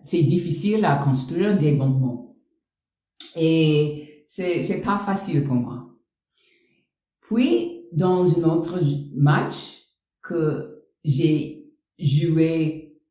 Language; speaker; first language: French; non-native, learner; English